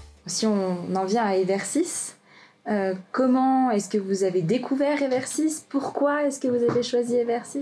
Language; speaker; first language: French; native; French